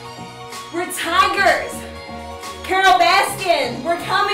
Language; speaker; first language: English; native; English